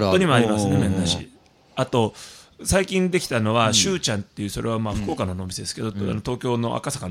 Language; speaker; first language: Japanese; native; Japanese